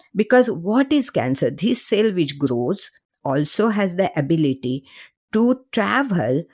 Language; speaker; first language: English; non-native, local second language; Marathi